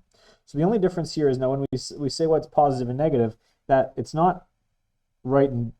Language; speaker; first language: English; native; English